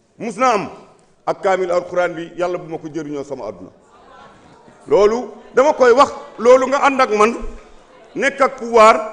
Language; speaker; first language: Wolof; non-native, local second language; Fula